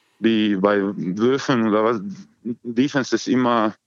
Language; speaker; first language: German; non-native, learner; Croatian